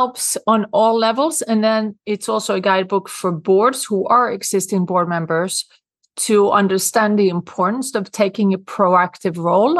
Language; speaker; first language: English; non-native, fluent; Swedish